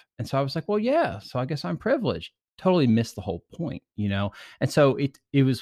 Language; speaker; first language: English; native; English